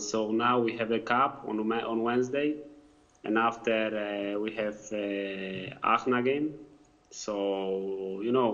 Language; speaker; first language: English; non-native, fluent; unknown